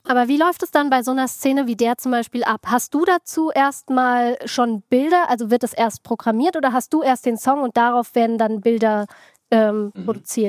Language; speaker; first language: German; native; German